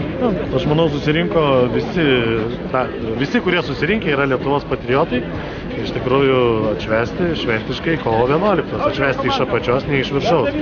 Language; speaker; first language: Lithuanian; native; Lithuanian